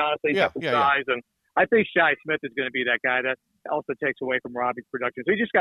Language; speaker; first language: English; native; English